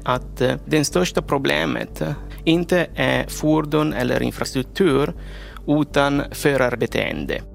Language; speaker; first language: Swedish; non-native, fluent; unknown